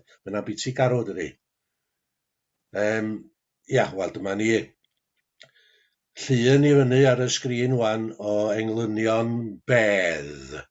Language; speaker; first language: Welsh; native; Welsh